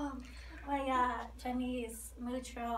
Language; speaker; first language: Spanish; non-native, learner; English